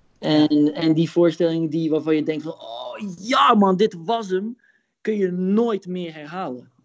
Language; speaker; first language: Dutch; early bilingual, other home language; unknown